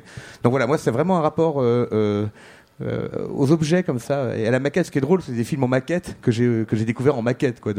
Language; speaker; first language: French; native; French